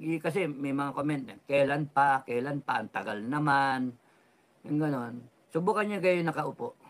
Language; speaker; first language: Filipino; non-native, local second language; Cebuano